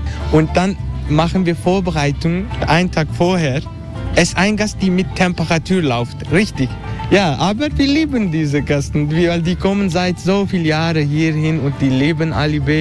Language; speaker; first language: German; non-native, learner; Turkish